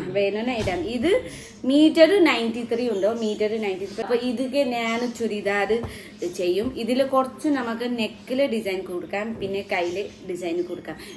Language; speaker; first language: Malayalam; native; Malayalam